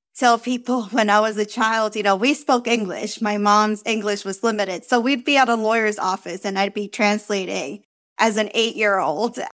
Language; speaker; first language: English; early bilingual, other home language; Spanish